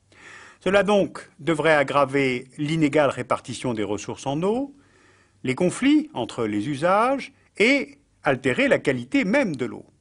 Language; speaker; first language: French; native; French